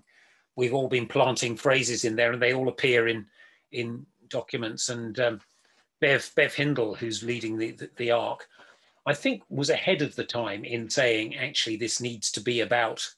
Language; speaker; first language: English; native; English